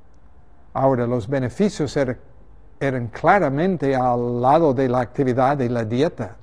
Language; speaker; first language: Spanish; native; Spanish